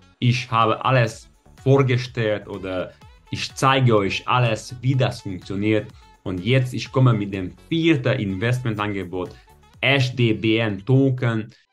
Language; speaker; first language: German; non-native, fluent; Hungarian